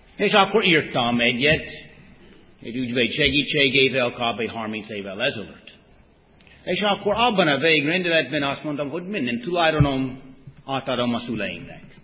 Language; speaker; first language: Hungarian; non-native, fluent; English